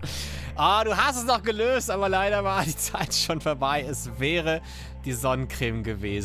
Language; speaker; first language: German; native; German